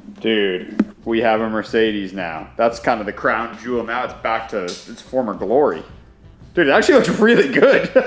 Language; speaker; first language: English; native; English